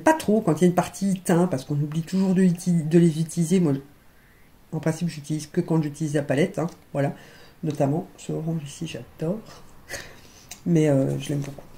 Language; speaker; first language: French; native; French